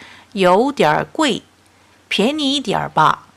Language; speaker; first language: Chinese; non-native, fluent; Korean